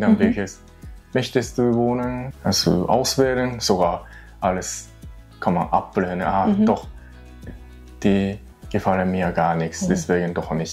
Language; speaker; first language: German; non-native, learner; Japanese